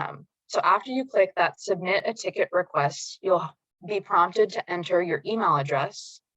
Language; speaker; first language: English; native; English